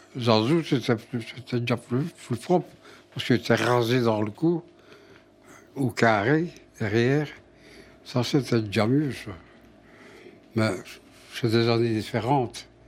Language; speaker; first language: French; native; French